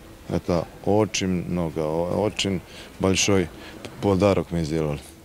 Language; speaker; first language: Russian; non-native, fluent; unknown